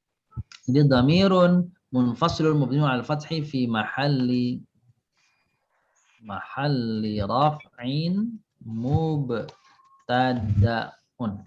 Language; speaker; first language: Arabic; non-native, fluent; Indonesian